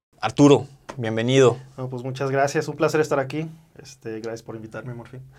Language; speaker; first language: Spanish; early bilingual, heritage; Spanish